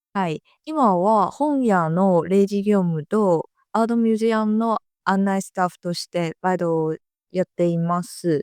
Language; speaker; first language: Japanese; non-native, fluent; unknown